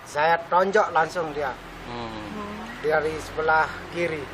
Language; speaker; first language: Indonesian; non-native, local second language; Sasak